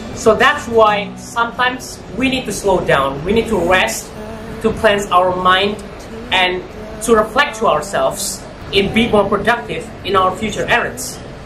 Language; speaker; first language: English; non-native, learner; Indonesian